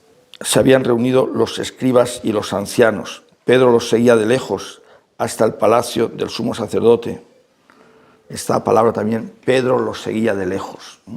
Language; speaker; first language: Spanish; native; Spanish